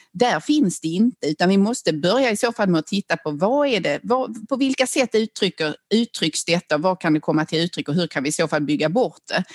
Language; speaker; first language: Swedish; native; Swedish